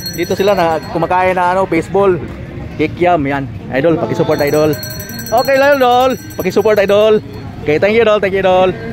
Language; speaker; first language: Filipino; non-native, local second language; Cebuano